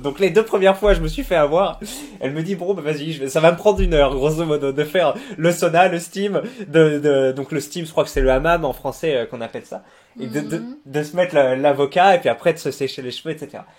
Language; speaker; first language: French; native; French